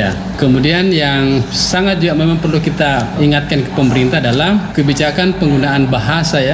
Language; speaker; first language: Indonesian; native; Indonesian